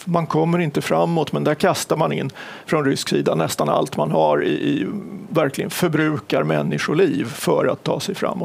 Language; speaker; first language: Swedish; native; Swedish